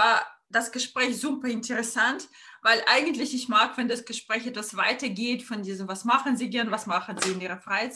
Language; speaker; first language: German; non-native, fluent; Russian